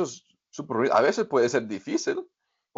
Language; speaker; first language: Spanish; non-native, fluent; English